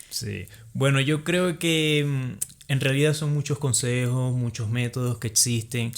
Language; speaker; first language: Spanish; native; Spanish